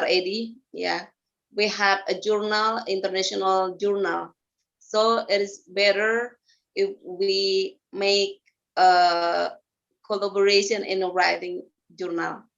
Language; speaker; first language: English; non-native, fluent; Indonesian